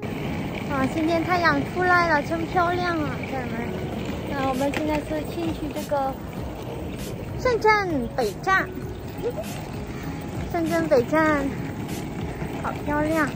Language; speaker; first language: Chinese; non-native, fluent; Vietnamese